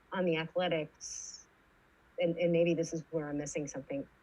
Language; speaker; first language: English; native; English